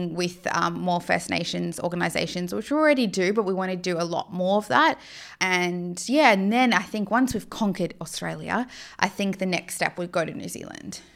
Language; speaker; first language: English; native; English